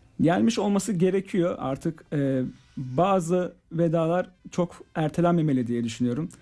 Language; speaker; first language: Turkish; native; Turkish